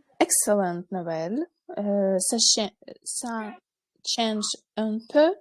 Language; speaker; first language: French; non-native, learner; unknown